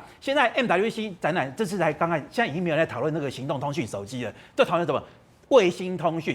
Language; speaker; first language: Chinese; native; Chinese